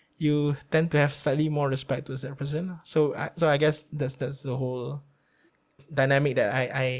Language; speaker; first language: English; non-native, local second language; Malay